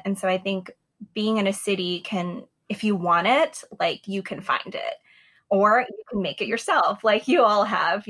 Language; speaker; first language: English; native; English